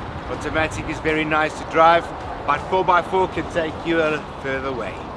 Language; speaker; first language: English; non-native, local second language; Afrikaans